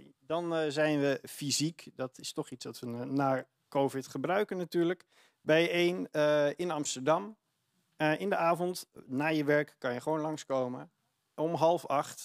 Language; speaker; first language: Dutch; native; Dutch